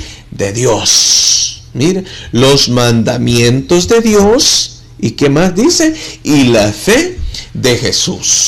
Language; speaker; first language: Spanish; native; Spanish